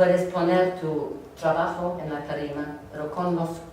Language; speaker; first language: Spanish; non-native, learner; English